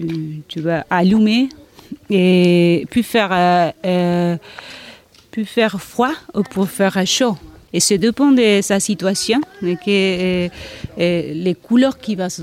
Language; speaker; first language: French; non-native, learner; Spanish